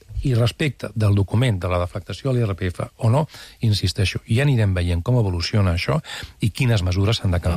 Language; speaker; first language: Catalan; native; Catalan